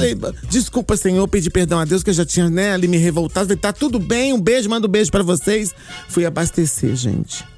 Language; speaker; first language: Portuguese; native; Portuguese